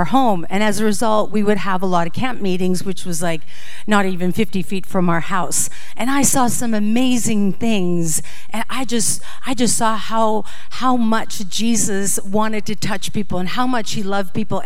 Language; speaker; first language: English; early bilingual, other home language; Dutch